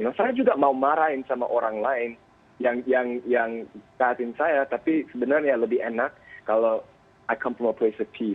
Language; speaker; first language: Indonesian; early bilingual, heritage; Indonesian